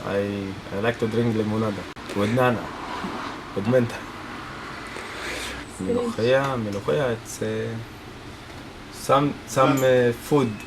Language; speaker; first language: English; non-native, learner; Arabic